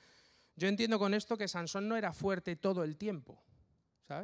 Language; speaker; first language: Spanish; native; Spanish